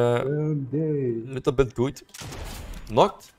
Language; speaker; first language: English; non-native, learner; Dutch